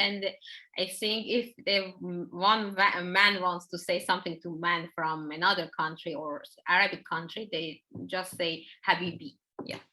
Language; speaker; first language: English; non-native, learner; Persian